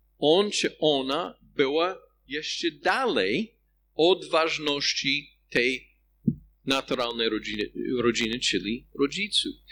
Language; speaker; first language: Polish; non-native, fluent; English